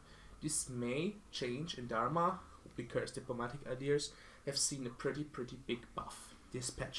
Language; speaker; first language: English; non-native, fluent; German